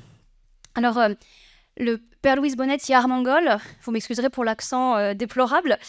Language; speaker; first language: French; native; French